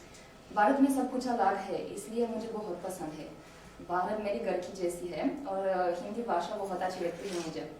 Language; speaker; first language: Hindi; non-native, learner; Romanian